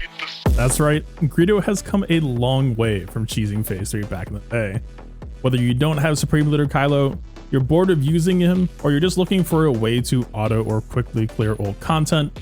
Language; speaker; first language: English; native; English